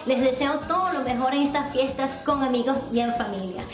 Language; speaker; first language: Spanish; native; Spanish